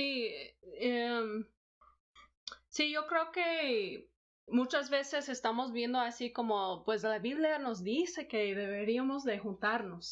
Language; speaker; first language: Spanish; non-native, fluent; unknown